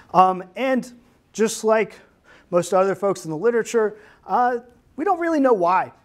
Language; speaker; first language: English; native; English